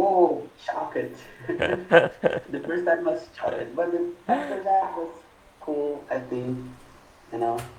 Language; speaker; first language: English; non-native, fluent; Portuguese